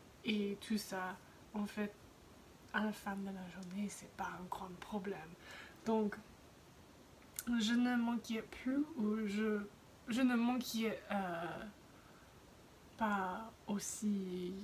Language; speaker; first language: French; non-native, fluent; English